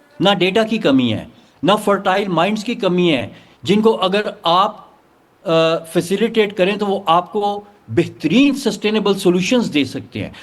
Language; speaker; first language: Urdu; non-native, local second language; Punjabi